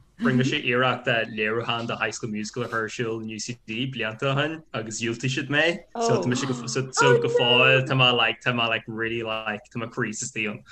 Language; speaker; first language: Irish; non-native, local second language; English